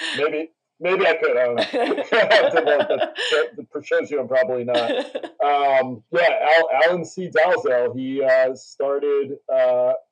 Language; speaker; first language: English; native; English